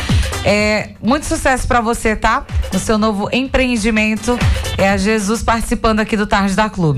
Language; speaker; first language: Portuguese; native; Portuguese